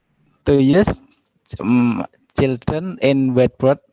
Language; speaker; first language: English; non-native, learner; Indonesian